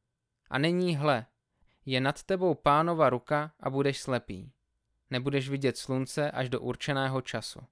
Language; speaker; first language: Czech; native; Czech